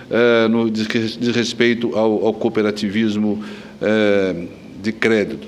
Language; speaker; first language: Portuguese; native; Portuguese